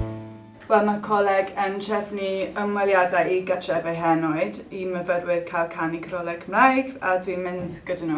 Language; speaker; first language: Welsh; non-native, local second language; English